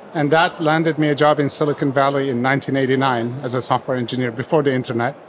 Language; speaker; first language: English; non-native, fluent; Turkish